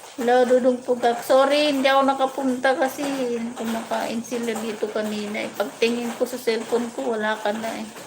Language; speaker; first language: Filipino; non-native, local second language; Waray